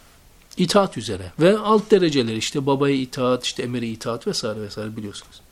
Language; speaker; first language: Turkish; native; Turkish